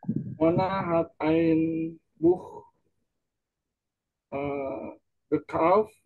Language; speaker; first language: German; non-native, learner; Indonesian